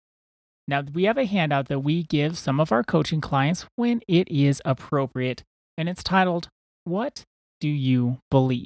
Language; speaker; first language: English; native; English